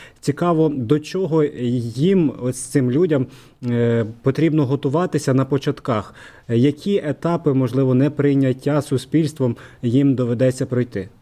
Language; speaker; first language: Ukrainian; native; Ukrainian